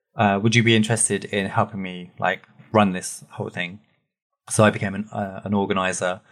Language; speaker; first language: English; native; English